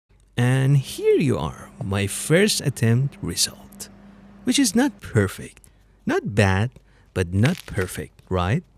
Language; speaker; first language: English; non-native, fluent; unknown